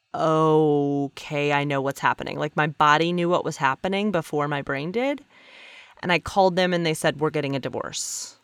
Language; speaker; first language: English; native; English